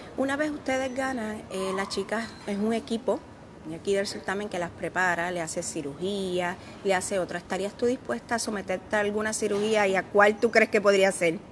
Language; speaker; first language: Spanish; native; Spanish